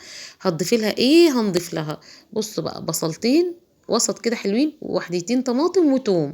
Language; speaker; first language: Arabic; native; Arabic